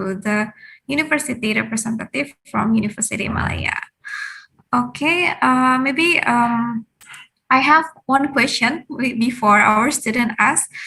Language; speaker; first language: English; non-native, fluent; Indonesian